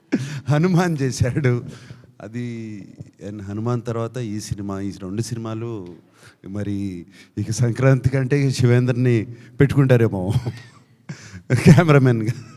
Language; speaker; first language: Telugu; native; Telugu